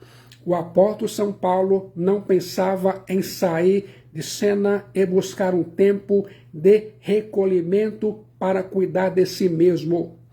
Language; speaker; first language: Portuguese; native; Portuguese